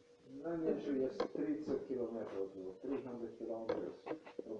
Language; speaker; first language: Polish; non-native, learner; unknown